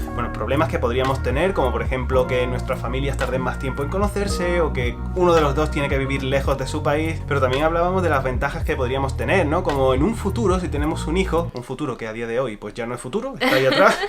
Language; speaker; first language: Spanish; native; Spanish